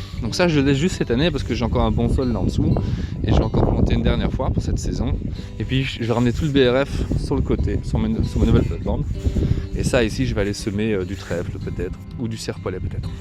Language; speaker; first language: French; native; French